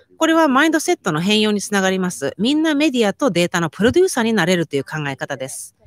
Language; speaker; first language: Japanese; native; Japanese